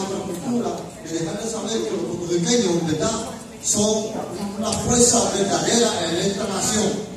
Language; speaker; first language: Spanish; early bilingual, other home language; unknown